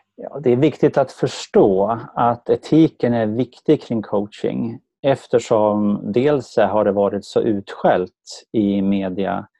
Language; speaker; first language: Swedish; native; Swedish